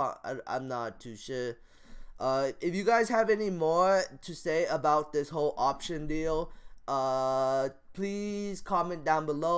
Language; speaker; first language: English; native; English